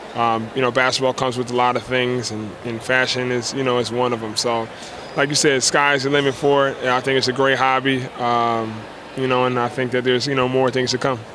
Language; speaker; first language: English; native; English